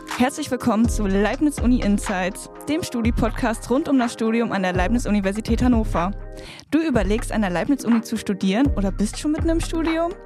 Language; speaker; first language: German; native; German